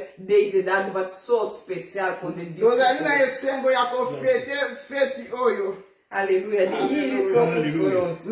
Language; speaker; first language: Dutch; non-native, learner; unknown